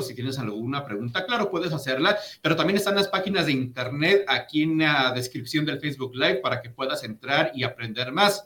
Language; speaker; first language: Spanish; native; Spanish